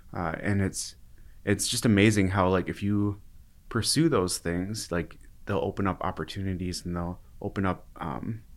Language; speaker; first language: English; native; English